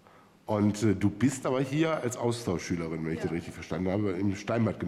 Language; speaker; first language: German; native; German